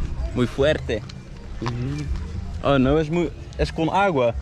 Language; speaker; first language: Spanish; non-native, learner; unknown